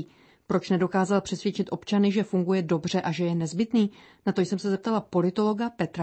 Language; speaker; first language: Czech; native; Czech